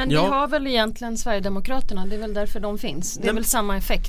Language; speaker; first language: Swedish; native; Swedish